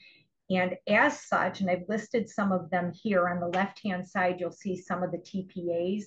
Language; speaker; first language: English; native; English